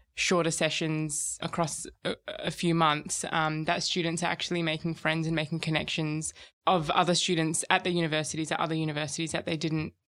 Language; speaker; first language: English; native; English